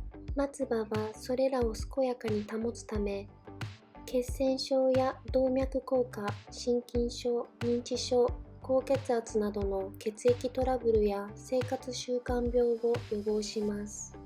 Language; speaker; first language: Japanese; native; Japanese